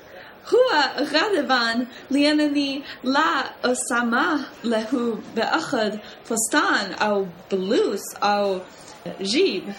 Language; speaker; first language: Arabic; non-native, learner; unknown